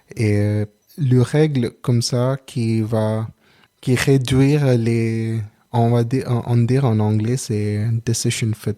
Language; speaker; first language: French; non-native, learner; Telugu